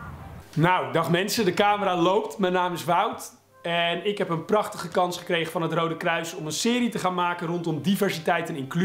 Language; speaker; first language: Dutch; native; Dutch